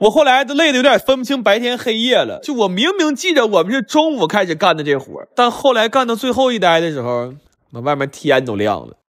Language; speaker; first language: Chinese; native; Chinese